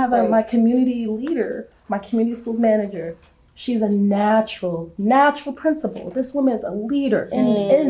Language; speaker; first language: English; native; English